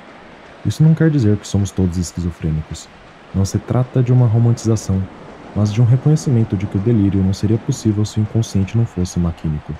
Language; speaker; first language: Portuguese; native; Portuguese